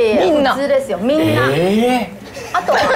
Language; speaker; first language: Japanese; non-native, learner; Chinese